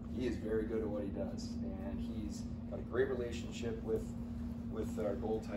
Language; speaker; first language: English; native; English